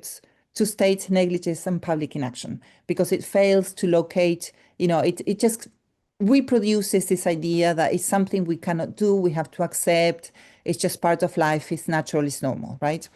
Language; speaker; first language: English; non-native, fluent; Spanish